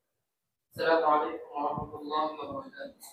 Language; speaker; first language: Arabic; non-native, learner; Bangla